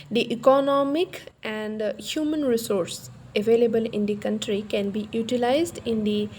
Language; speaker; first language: English; non-native, local second language; Assamese